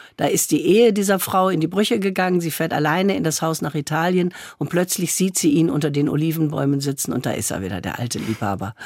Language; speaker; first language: German; native; German